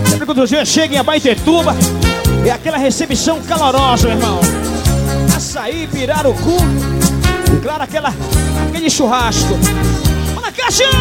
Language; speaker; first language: Portuguese; native; Portuguese